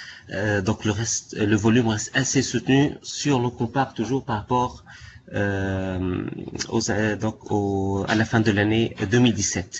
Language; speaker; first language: French; non-native, local second language; Arabic